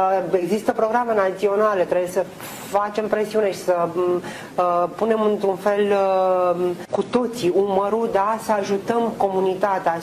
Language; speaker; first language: Romanian; native; Romanian